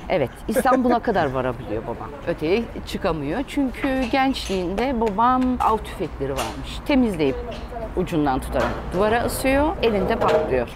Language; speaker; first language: Turkish; early bilingual, heritage; Turkish